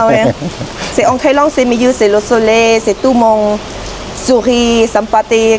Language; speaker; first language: French; non-native, learner; Thai